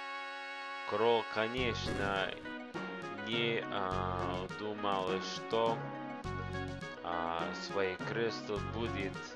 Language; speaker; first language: Russian; non-native, learner; English